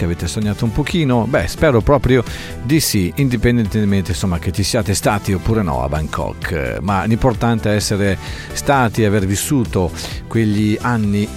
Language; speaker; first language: Italian; native; Italian